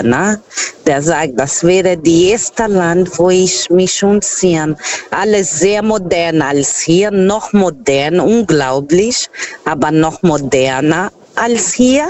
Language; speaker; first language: German; non-native, fluent; Portuguese